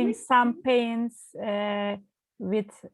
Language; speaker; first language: English; non-native, learner; Turkish